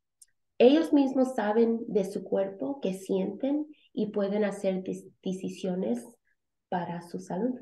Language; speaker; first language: Spanish; early bilingual, heritage; Spanish